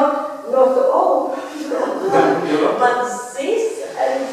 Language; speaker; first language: English; non-native, learner; Latvian